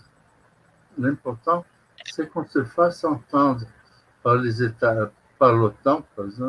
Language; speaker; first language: French; non-native, fluent; Portuguese